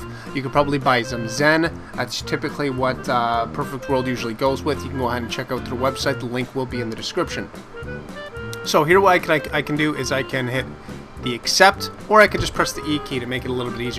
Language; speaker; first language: English; native; English